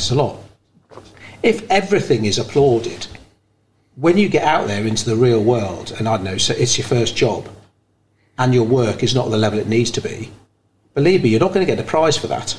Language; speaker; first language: English; native; English